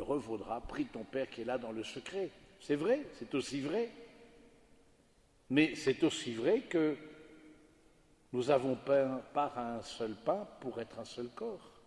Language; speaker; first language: French; native; French